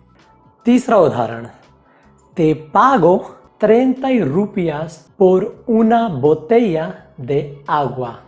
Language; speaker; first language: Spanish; non-native, fluent; Hindi